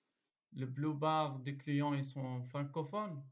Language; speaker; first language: French; non-native, learner; Arabic